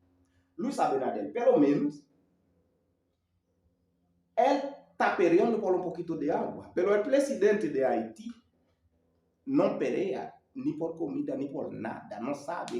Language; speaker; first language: Spanish; non-native, learner; Haitian Creole